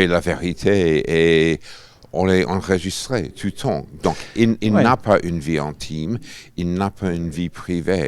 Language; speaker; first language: French; non-native, fluent; English